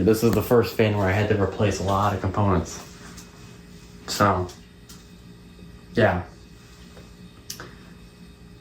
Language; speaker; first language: English; native; English